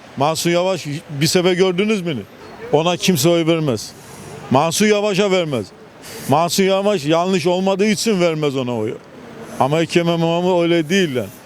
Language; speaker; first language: Turkish; native; Turkish